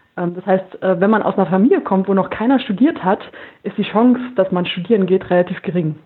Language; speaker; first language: German; native; German